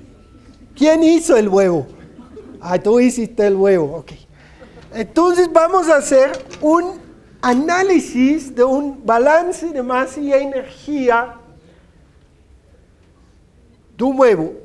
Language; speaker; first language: Spanish; non-native, fluent; Dutch